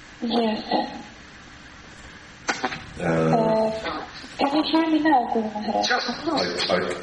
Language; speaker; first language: English; non-native, learner; Russian